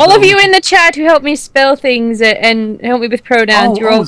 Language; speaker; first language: English; native; English